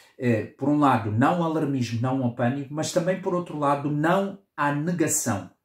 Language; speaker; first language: Portuguese; native; Portuguese